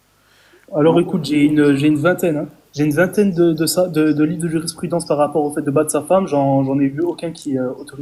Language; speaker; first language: French; native; French